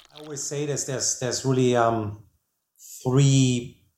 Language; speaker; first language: English; non-native, fluent; German